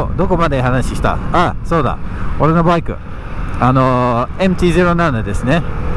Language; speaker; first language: Japanese; non-native, fluent; English